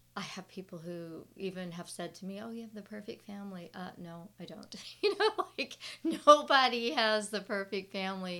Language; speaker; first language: English; native; English